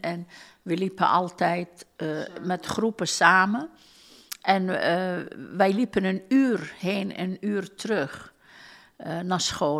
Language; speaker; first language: Dutch; non-native, fluent; Turkish